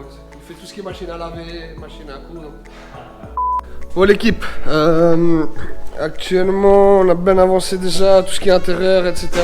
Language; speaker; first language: French; native; French